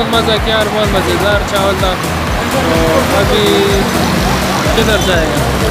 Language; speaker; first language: Hindi; non-native, local second language; Pashto